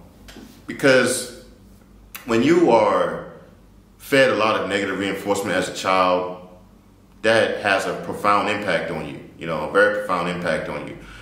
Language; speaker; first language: English; native; English